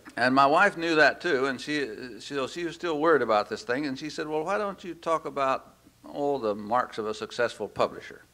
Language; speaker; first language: English; native; English